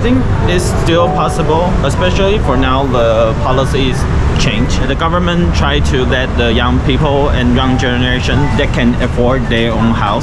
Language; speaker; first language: English; non-native, fluent; Chinese